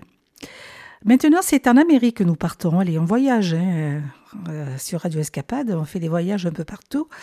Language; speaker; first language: French; native; French